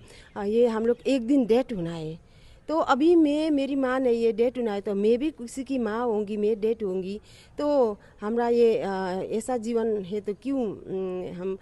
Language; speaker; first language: Hindi; non-native, learner; Nepali